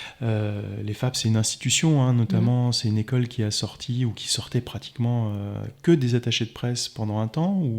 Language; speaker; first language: French; native; French